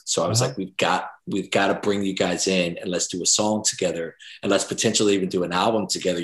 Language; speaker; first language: English; native; English